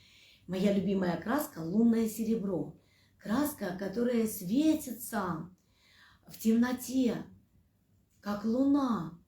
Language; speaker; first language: Russian; native; Russian